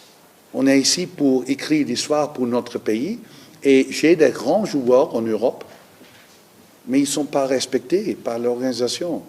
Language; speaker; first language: French; non-native, learner; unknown